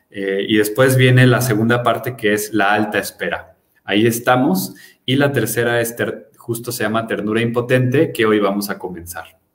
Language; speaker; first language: Spanish; native; Spanish